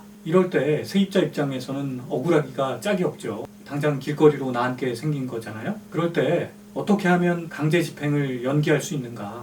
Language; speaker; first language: Korean; native; Korean